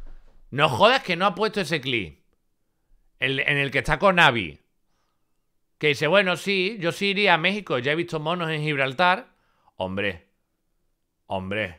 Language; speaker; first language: Spanish; native; Spanish